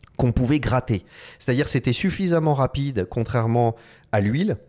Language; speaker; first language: French; native; French